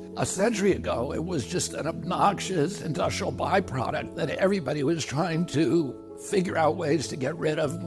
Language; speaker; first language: English; native; English